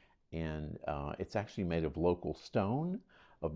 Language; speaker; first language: English; native; English